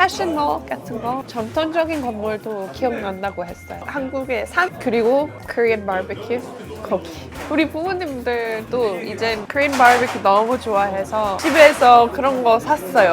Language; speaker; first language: Korean; non-native, fluent; English